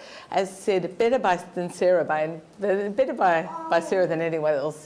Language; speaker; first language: English; native; English